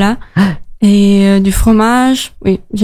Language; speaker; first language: French; non-native, learner; Russian